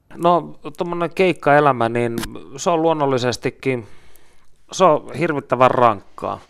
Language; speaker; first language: Finnish; native; Finnish